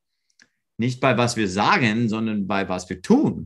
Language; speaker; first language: German; non-native, fluent; English